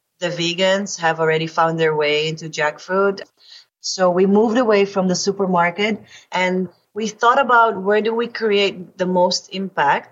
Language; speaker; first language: English; non-native, local second language; Filipino